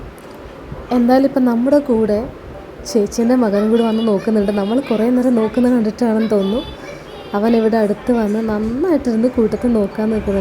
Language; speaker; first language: Malayalam; native; Malayalam